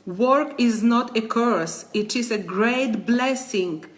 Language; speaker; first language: English; non-native, learner; Ukrainian